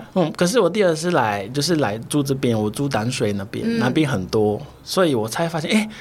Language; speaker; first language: Chinese; non-native, fluent; Portuguese